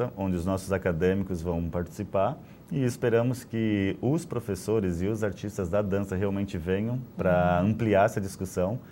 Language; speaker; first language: Portuguese; native; Portuguese